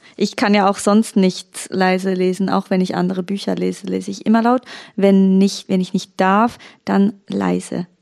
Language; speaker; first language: German; early bilingual, other home language; Turkish